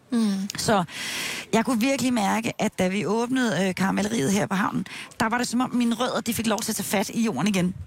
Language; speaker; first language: Danish; native; Danish